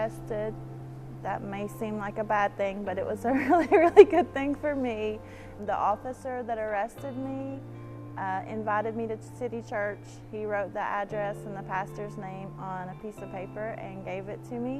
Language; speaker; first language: English; native; English